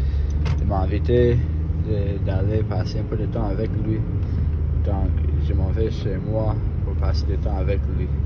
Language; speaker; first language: French; non-native, fluent; English